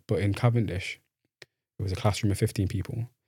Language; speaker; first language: English; native; English